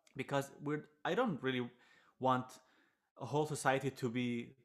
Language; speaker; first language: English; non-native, fluent; Arabic